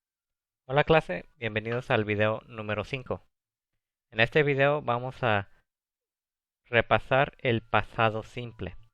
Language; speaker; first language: Spanish; early bilingual, other home language; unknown